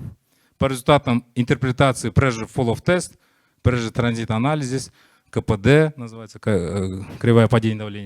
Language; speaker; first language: Russian; native; Russian